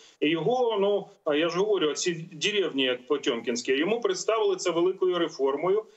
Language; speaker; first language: Ukrainian; native; Ukrainian